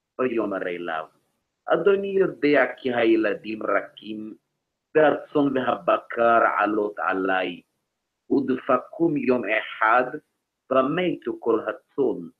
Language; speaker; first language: Hebrew; non-native, learner; English